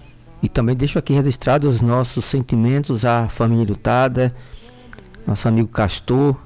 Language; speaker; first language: Portuguese; native; Portuguese